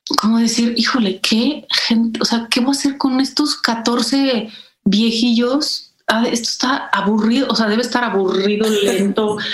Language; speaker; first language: Spanish; early bilingual, other home language; Polish